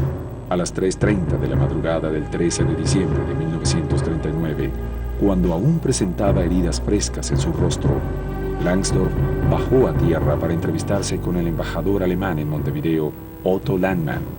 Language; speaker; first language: Spanish; native; Spanish